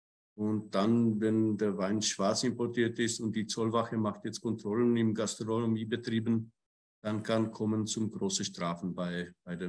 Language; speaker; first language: German; non-native, fluent; Czech